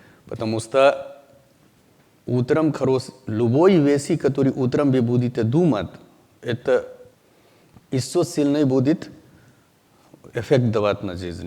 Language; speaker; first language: Russian; non-native, learner; Hindi